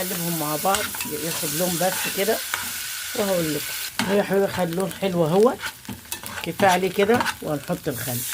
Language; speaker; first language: Arabic; native; Arabic